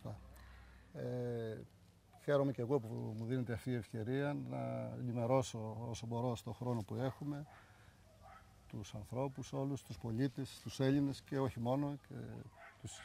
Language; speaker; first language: Greek; native; Greek